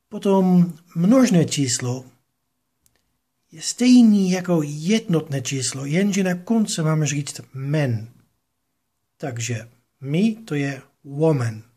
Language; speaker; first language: Czech; non-native, fluent; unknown